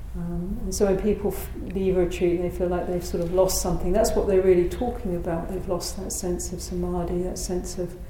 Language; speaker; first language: English; native; English